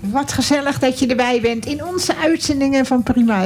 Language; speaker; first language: Dutch; native; Dutch